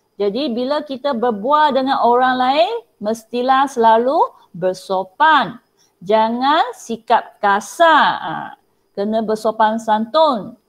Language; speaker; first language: Malay; non-native, local second language; Chinese